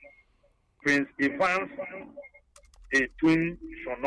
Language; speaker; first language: French; non-native, learner; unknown